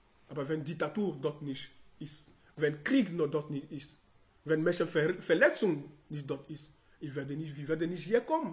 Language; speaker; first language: German; non-native, learner; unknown